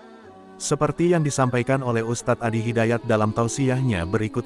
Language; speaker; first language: Indonesian; native; Indonesian